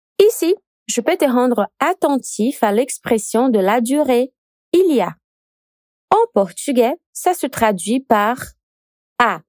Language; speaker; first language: French; non-native, fluent; Portuguese